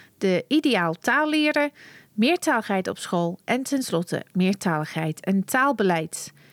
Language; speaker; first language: Dutch; non-native, fluent; English